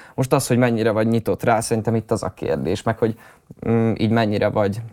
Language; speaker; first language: Hungarian; native; Hungarian